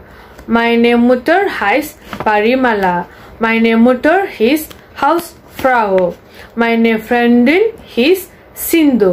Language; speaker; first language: German; non-native, learner; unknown